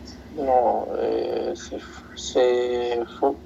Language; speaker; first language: French; non-native, learner; Spanish